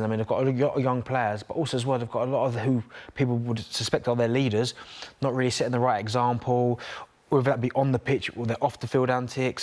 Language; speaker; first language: English; native; English